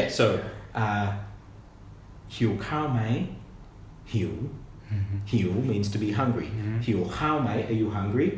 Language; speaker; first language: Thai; non-native, fluent; English